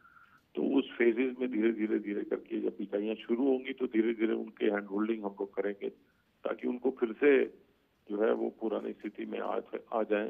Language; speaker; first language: Hindi; native; Hindi